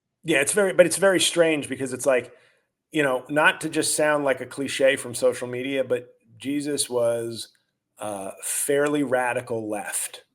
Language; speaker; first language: English; native; English